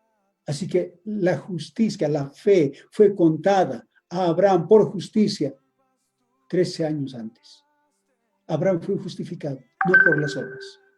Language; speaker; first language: Spanish; native; Spanish